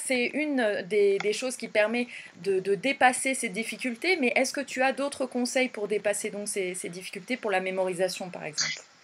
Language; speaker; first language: French; native; French